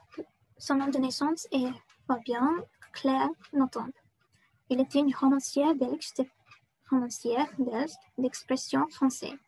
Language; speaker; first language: French; non-native, learner; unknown